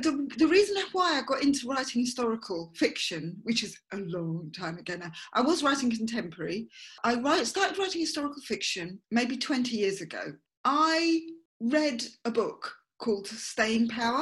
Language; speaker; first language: English; native; English